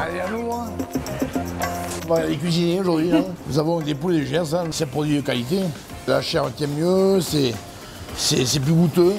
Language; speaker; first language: French; native; French